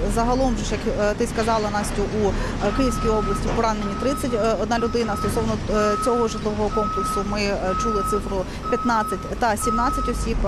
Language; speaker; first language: Ukrainian; native; Ukrainian